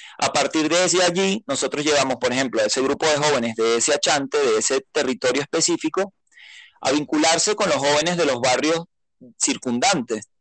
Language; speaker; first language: Spanish; native; Spanish